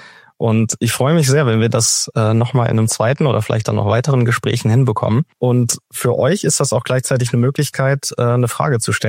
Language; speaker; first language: German; native; German